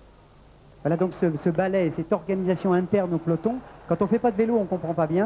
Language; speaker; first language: French; native; French